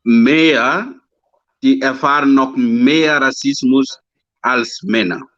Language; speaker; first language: German; non-native, fluent; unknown